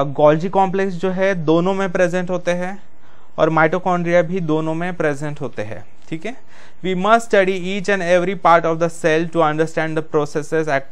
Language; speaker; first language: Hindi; non-native, local second language; Marathi